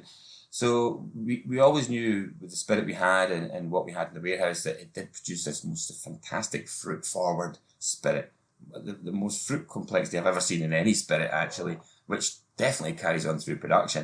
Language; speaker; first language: English; native; English